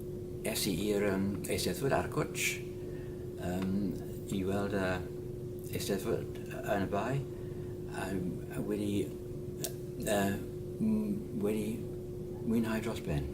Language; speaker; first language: Welsh; non-native, learner; English